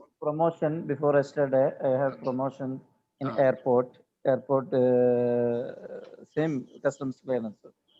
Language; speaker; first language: English; non-native, learner; Malayalam